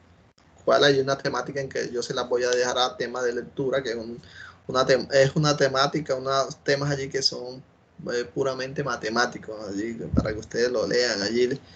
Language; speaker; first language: Spanish; native; Spanish